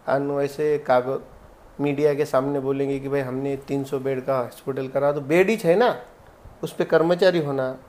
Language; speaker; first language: Hindi; non-native, local second language; Marathi